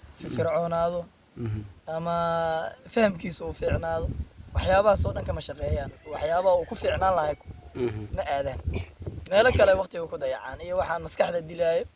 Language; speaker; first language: Somali; native; Somali